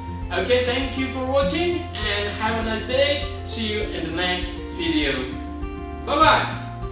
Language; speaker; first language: English; non-native, fluent; Indonesian